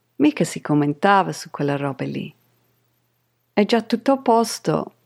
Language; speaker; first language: Italian; non-native, fluent; English